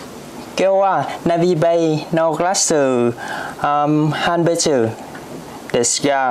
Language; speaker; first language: Japanese; non-native, learner; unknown